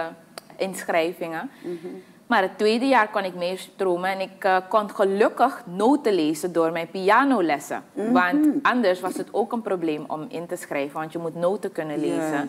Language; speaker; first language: Dutch; native; Dutch